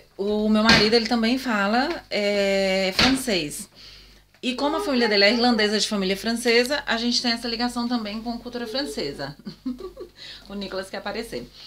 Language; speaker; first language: Portuguese; native; Portuguese